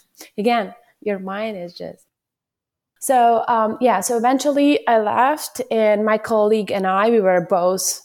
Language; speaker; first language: English; non-native, fluent; Ukrainian